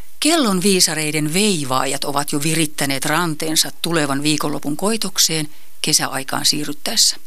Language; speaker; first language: Finnish; native; Finnish